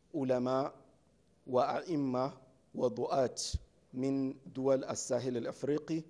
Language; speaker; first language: Arabic; non-native, fluent; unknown